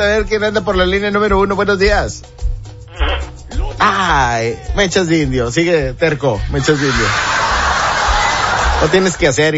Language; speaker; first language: Spanish; native; Spanish